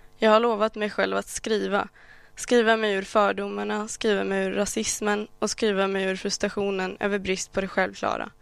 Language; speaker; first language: Swedish; early bilingual, other home language; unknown